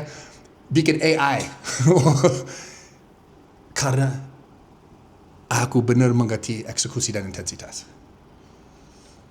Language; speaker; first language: Indonesian; non-native, fluent; English